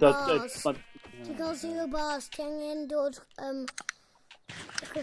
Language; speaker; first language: Welsh; non-native, local second language; English